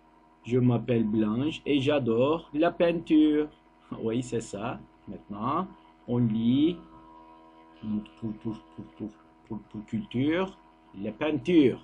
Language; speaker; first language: French; non-native, learner; Turkish